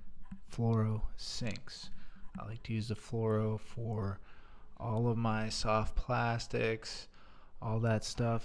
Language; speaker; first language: English; native; English